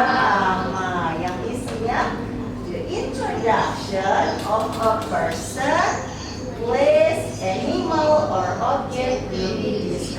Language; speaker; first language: English; non-native, local second language; Indonesian